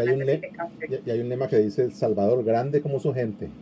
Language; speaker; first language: Spanish; native; Spanish